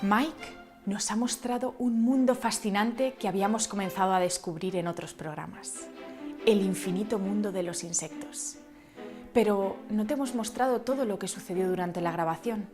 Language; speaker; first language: Spanish; native; Spanish